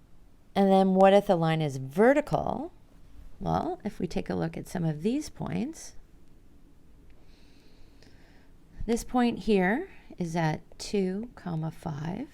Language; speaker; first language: English; native; English